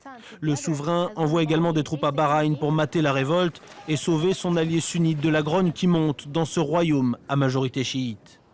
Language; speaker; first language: French; native; French